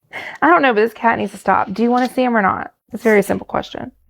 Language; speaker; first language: English; native; English